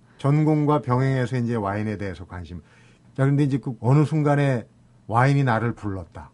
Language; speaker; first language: Korean; native; Korean